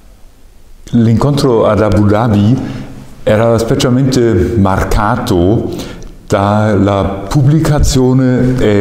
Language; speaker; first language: Italian; non-native, fluent; German